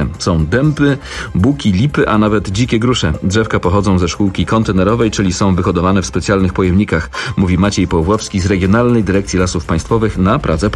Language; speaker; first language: Polish; native; Polish